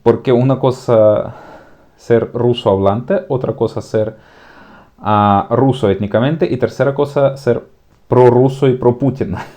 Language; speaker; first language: Spanish; non-native, fluent; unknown